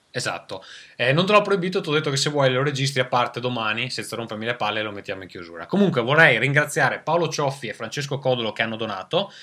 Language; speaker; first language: Italian; native; Italian